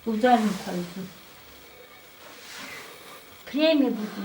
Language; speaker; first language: Russian; non-native, local second language; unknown